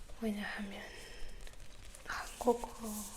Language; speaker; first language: Korean; non-native, learner; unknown